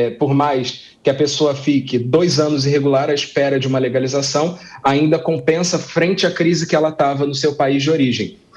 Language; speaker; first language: Portuguese; native; Portuguese